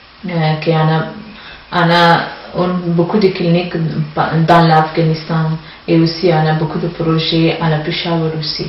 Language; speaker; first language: French; non-native, learner; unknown